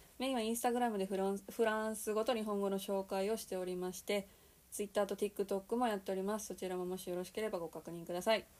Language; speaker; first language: Japanese; native; Japanese